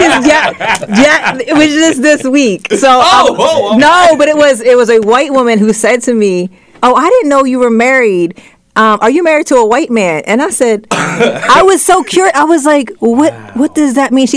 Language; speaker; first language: English; native; English